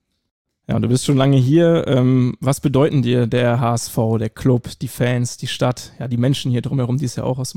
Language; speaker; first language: German; native; German